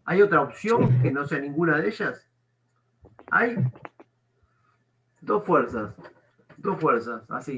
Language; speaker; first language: Spanish; native; Spanish